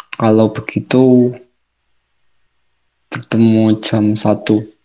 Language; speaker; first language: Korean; non-native, learner; Indonesian